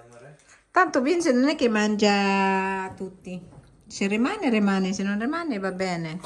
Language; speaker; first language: Italian; non-native, learner; Filipino